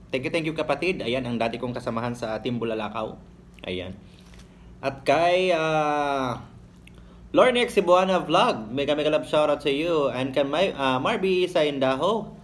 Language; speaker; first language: Filipino; non-native, local second language; Cebuano